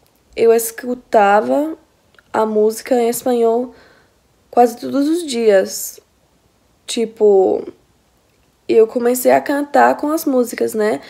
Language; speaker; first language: Portuguese; non-native, fluent; English